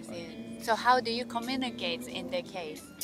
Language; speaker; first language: English; non-native, fluent; Japanese